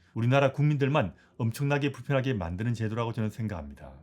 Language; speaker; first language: Korean; native; Korean